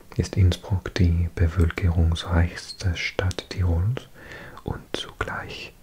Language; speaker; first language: German; non-native, learner; English